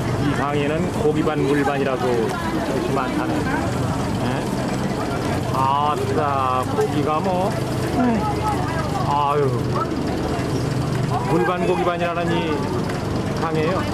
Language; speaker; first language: Korean; native; Korean